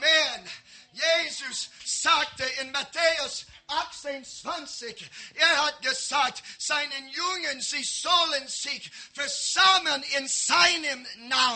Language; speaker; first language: German; non-native, learner; English